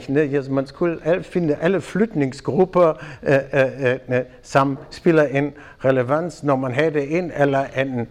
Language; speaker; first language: Danish; non-native, fluent; German